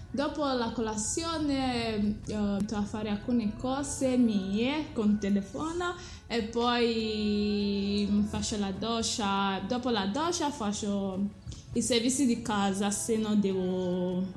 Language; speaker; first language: Italian; non-native, learner; English